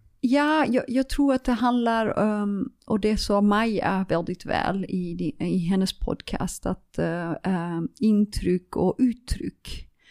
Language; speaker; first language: Swedish; non-native, fluent; Dutch